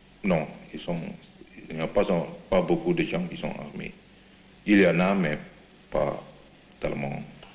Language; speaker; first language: French; non-native, fluent; Indonesian